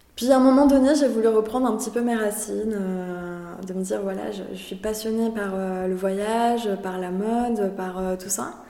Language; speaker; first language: French; early bilingual, other home language; Spanish